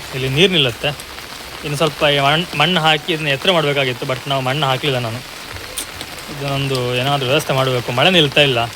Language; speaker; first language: Kannada; native; Kannada